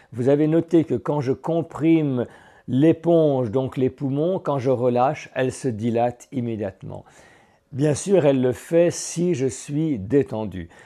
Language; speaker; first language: French; native; French